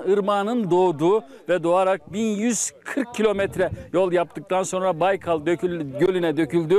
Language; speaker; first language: Turkish; native; Turkish